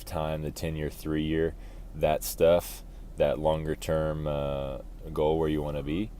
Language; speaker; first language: English; native; English